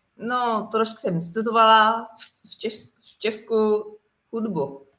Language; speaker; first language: Czech; non-native, learner; Japanese